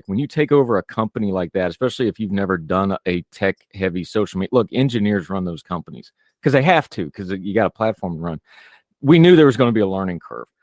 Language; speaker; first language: English; native; English